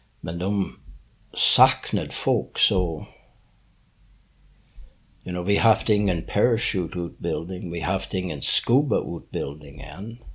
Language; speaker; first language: Swedish; early bilingual, heritage; English